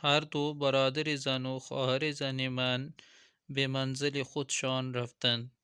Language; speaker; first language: Persian; non-native, fluent; Urdu